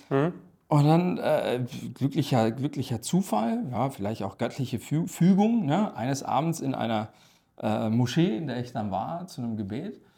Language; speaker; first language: German; early bilingual, other home language; Turkish